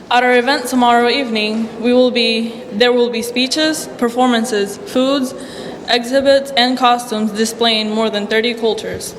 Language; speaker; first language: English; early bilingual, other home language; Spanish